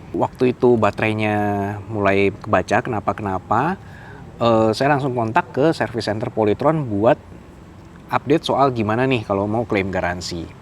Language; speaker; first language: Indonesian; native; Indonesian